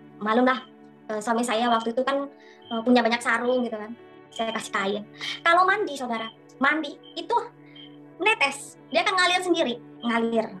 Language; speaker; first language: Indonesian; non-native, local second language; Madurese